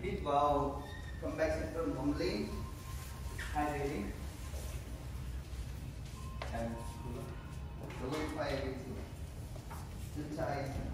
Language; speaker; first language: English; non-native, local second language; Hindi